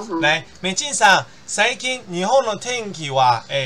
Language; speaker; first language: Japanese; non-native, fluent; Chinese